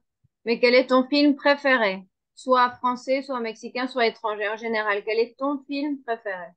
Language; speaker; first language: French; non-native, fluent; Spanish